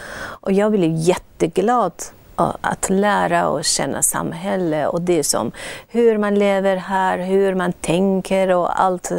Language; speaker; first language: Swedish; non-native, fluent; Persian